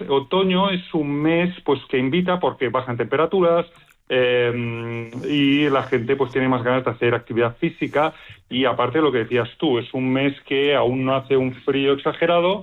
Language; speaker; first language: Spanish; native; Spanish